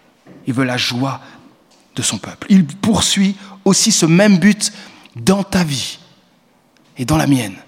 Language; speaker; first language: French; native; French